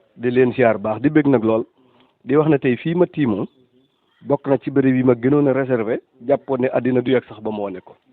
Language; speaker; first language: Wolof; non-native, local second language; Serer